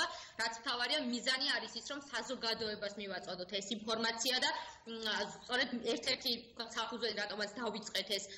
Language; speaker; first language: Georgian; native; Georgian